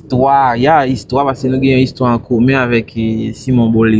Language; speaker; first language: French; non-native, learner; Haitian Creole